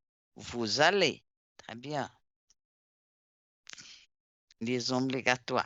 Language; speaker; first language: French; non-native, fluent; Portuguese